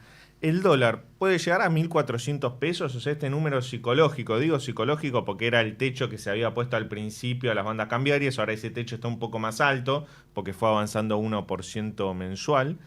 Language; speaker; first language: Spanish; native; Spanish